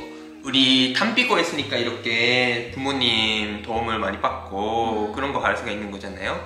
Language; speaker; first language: Korean; non-native, fluent; Japanese